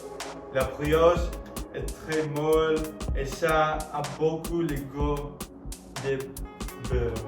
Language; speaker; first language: French; non-native, learner; English